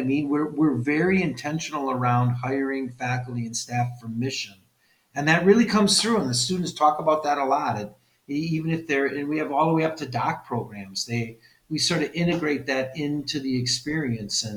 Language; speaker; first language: English; native; English